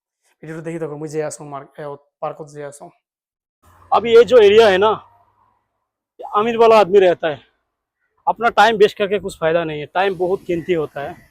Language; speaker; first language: Hindi; non-native, local second language; Rangpuri